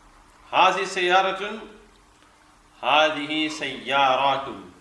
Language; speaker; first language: Arabic; non-native, fluent; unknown